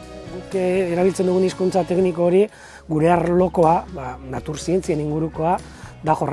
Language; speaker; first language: Basque; native; Basque